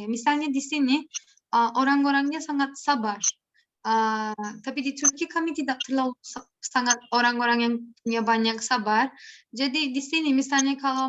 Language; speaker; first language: Indonesian; non-native, learner; Turkish